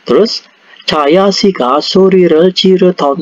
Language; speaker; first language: Korean; non-native, learner; Indonesian